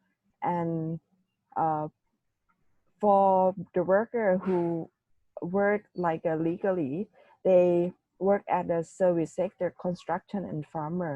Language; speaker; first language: English; non-native, learner; Thai